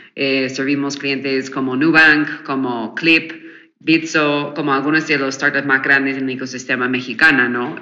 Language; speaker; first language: Spanish; non-native, fluent; English